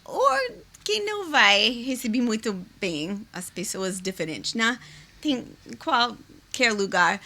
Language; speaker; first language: Portuguese; non-native, learner; English